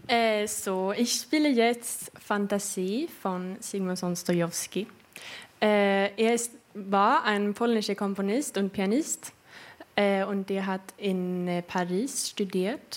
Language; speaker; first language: German; non-native, fluent; Swedish